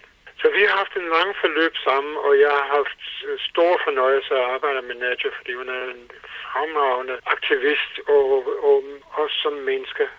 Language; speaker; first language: Danish; non-native, fluent; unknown